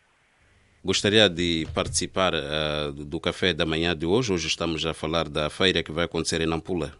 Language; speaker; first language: Portuguese; non-native, local second language; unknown